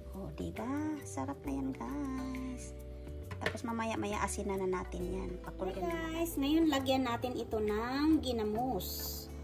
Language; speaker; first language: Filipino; non-native, local second language; Cebuano